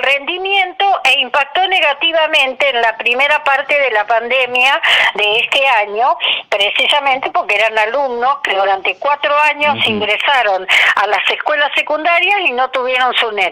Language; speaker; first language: Spanish; native; Spanish